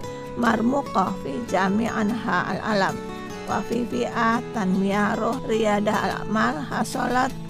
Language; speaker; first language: Arabic; non-native, fluent; Indonesian